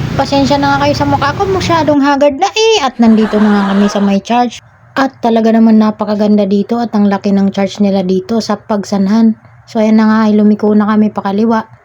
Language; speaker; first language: Filipino; non-native, local second language; Cebuano